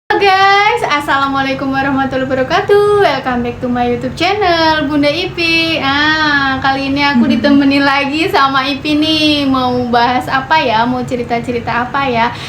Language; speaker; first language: Indonesian; native; Indonesian